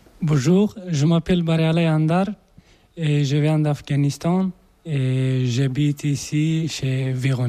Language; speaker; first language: French; non-native, learner; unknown